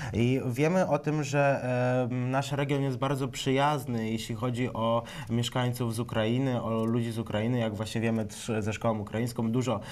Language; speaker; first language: Polish; native; Polish